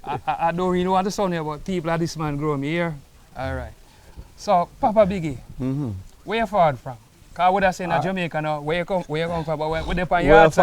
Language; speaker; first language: English; native; English